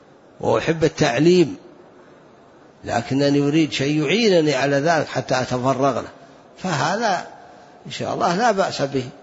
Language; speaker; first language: Arabic; native; Arabic